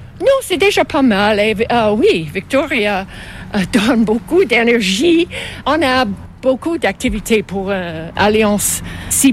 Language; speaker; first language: French; non-native, local second language; English